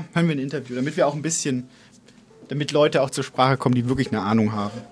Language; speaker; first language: German; native; German